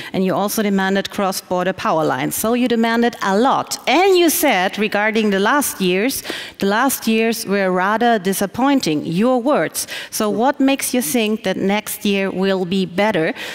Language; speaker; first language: English; non-native, fluent; German